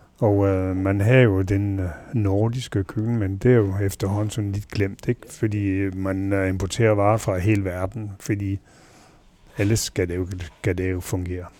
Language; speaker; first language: Danish; non-native, fluent; French